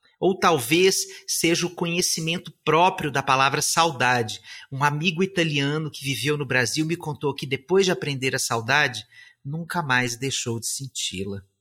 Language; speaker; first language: Portuguese; native; Portuguese